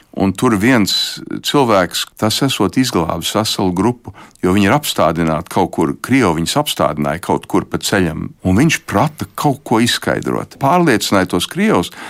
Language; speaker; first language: Latvian; early bilingual, heritage; Latvian